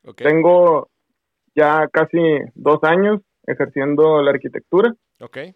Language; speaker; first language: Spanish; native; Spanish